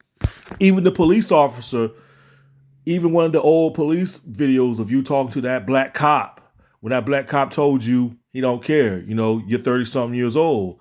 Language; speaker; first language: English; native; English